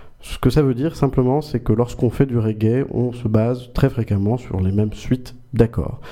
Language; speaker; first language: French; native; French